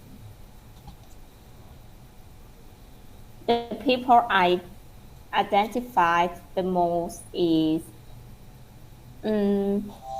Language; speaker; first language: English; non-native, learner; Vietnamese